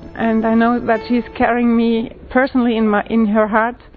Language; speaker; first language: English; non-native, fluent; German